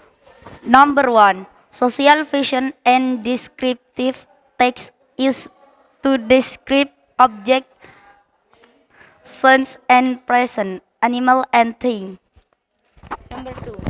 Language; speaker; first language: English; non-native, learner; Indonesian